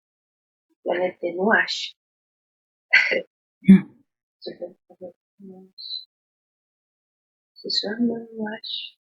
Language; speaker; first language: French; non-native, learner; Spanish